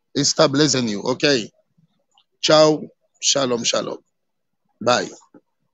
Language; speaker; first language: English; non-native, learner; Haitian Creole